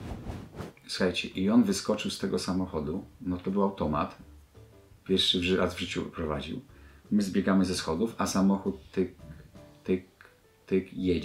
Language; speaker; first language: Polish; native; Polish